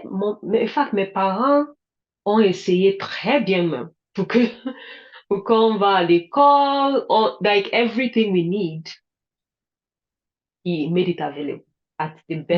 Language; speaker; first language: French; non-native, learner; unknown